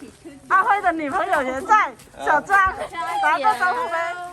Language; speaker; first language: Chinese; non-native, fluent; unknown